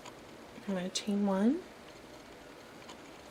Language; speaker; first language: English; native; English